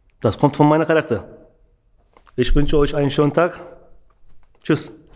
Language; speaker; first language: German; non-native, learner; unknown